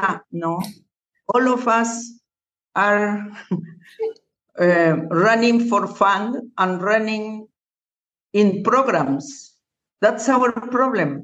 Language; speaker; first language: English; non-native, learner; Spanish